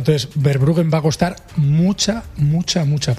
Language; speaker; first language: Spanish; native; Spanish